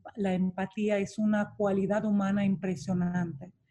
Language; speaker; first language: Spanish; non-native, fluent; Romanian